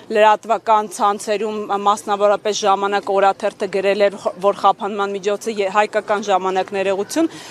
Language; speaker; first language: Armenian; native; Armenian